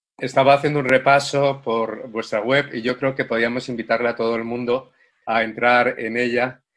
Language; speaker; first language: Spanish; native; Spanish